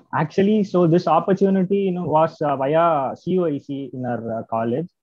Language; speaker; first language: English; non-native, local second language; Tamil